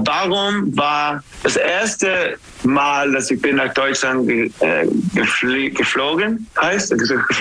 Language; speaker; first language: German; non-native, learner; English